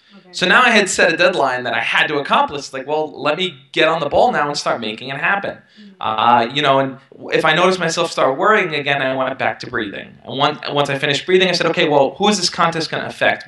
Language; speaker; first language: English; native; English